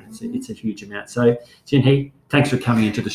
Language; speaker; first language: English; native; English